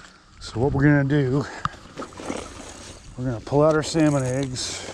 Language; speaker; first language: English; native; English